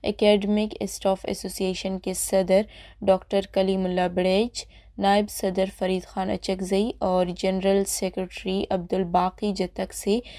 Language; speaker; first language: Urdu; non-native, local second language; Baluchi